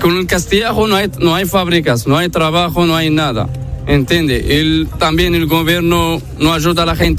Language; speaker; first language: Spanish; non-native, learner; Arabic